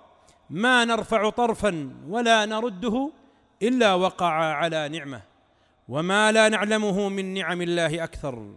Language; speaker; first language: Arabic; native; Arabic